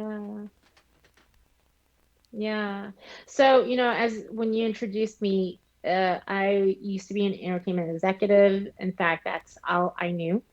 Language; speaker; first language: English; early bilingual, other home language; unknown